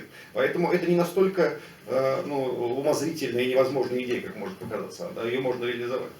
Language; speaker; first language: Russian; native; Russian